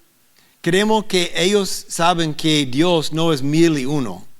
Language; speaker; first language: Spanish; non-native, learner; English